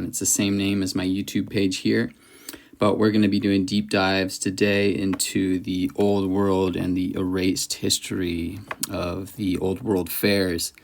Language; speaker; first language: English; native; English